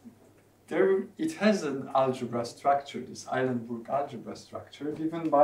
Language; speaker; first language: English; non-native, fluent; Polish